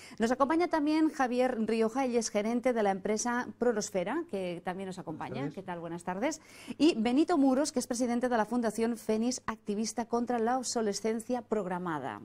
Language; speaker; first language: Spanish; non-native, local second language; Catalan